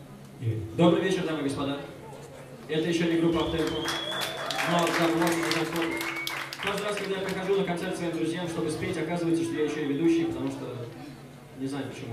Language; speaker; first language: Russian; native; Russian